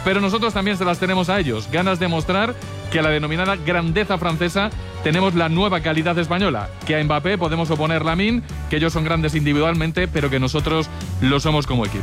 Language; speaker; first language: Spanish; native; Spanish